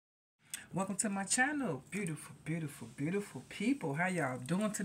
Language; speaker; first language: English; native; English